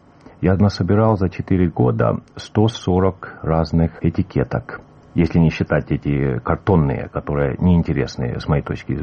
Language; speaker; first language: Russian; native; Russian